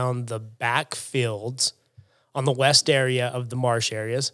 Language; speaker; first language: English; native; English